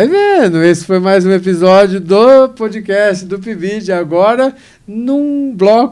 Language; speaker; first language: Portuguese; native; Portuguese